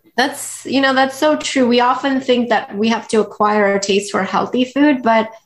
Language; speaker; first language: English; early bilingual, other home language; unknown